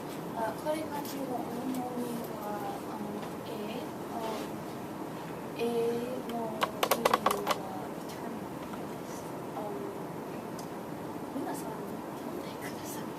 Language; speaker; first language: Japanese; non-native, learner; English